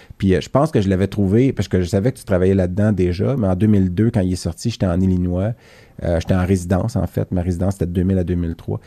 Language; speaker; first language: French; native; French